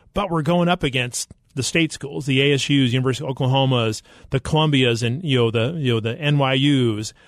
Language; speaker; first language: English; native; English